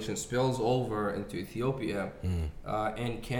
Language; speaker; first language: English; native; English